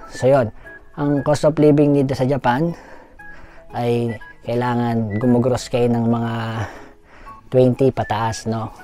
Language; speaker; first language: Filipino; native; Filipino